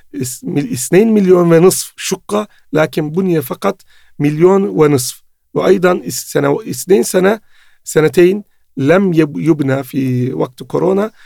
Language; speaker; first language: Arabic; non-native, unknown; Turkish